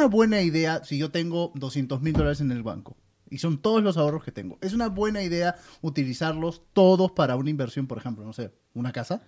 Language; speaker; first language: Spanish; native; Spanish